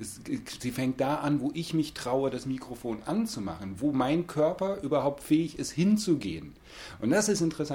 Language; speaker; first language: German; native; German